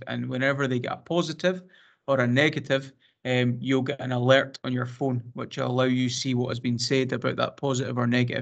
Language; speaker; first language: English; native; English